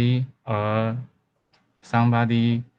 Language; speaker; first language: English; non-native, learner; Chinese